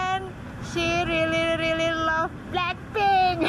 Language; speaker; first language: English; non-native, learner; Indonesian